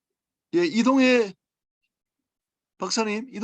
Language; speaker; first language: Korean; native; Korean